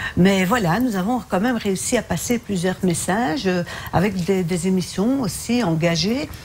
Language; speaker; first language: French; early bilingual, other home language; Arabic